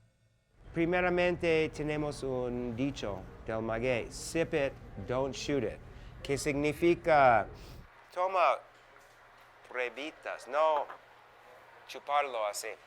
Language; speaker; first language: Spanish; non-native, fluent; English